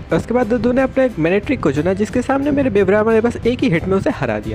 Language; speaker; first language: Hindi; native; Hindi